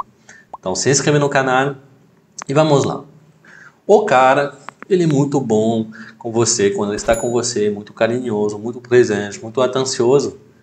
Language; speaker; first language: Portuguese; non-native, fluent; French